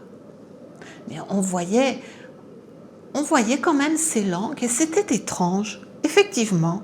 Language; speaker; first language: French; native; French